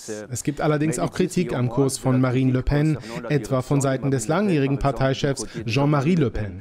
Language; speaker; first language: German; native; German